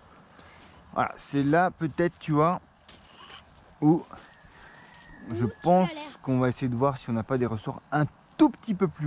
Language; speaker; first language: French; native; French